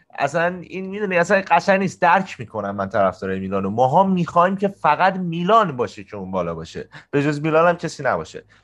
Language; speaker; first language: Persian; native; Persian